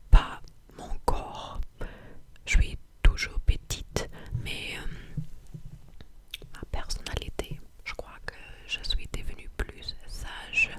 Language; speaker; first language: French; non-native, fluent; English